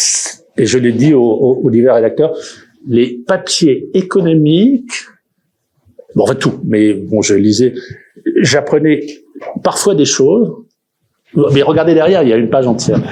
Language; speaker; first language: French; native; French